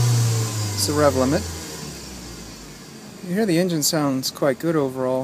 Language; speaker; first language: English; native; English